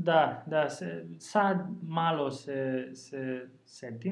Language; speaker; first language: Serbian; non-native, learner; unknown